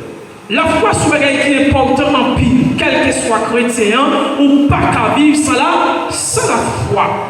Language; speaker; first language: French; non-native, local second language; Haitian Creole